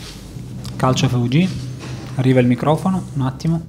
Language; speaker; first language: Italian; native; Italian